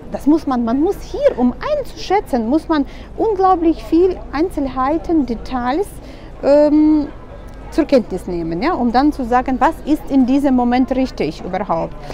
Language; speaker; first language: German; non-native, fluent; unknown